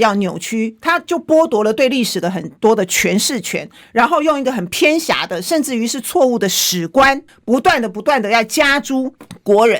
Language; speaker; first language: Chinese; native; Chinese